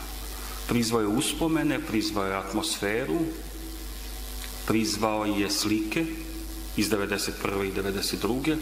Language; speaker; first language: Serbian; native; Serbian